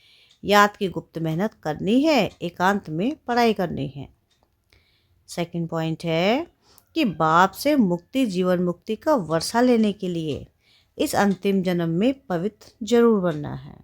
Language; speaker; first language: Hindi; native; Hindi